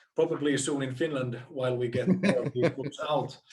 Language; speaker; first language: English; non-native, fluent; Finnish